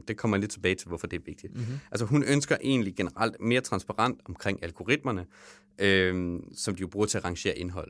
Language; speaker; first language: Danish; native; Danish